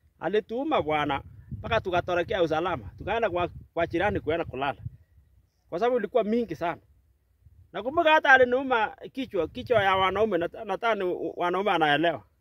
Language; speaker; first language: Swahili; non-native, local second language; Kalenjin